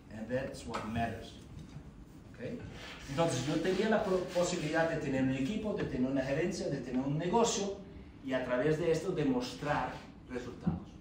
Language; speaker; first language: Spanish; non-native, fluent; German